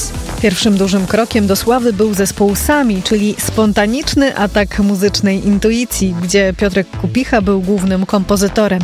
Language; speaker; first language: Polish; native; Polish